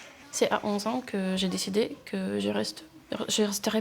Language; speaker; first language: French; non-native, fluent; Russian